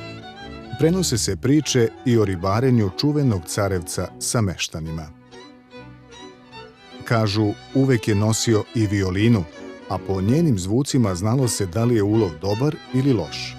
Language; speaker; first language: Bosnian; native; Bosnian